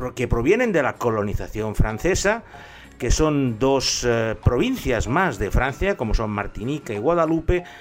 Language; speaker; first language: Spanish; native; Spanish